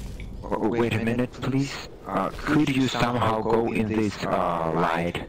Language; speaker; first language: English; non-native, learner; German